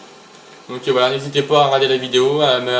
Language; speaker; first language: French; native; French